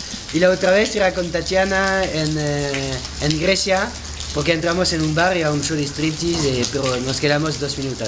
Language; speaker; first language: Spanish; non-native, fluent; French